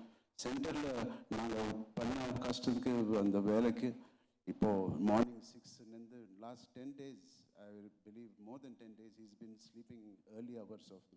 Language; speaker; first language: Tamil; non-native, local second language; Telugu